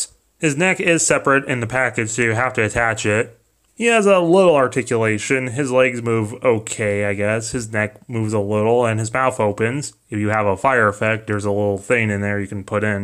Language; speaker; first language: English; native; English